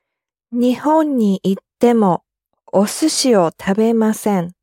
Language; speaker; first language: Japanese; non-native, learner; English